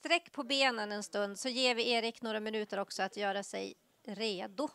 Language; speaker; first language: Swedish; native; Swedish